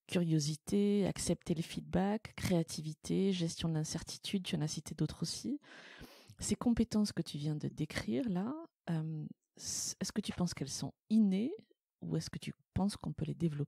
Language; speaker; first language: French; native; French